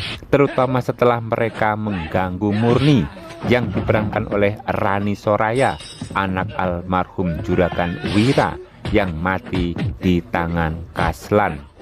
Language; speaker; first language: Indonesian; native; Indonesian